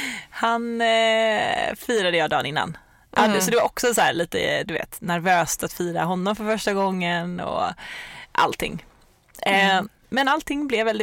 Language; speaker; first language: Swedish; native; Swedish